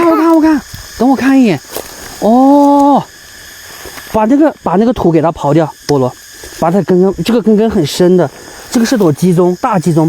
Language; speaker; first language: Chinese; native; Chinese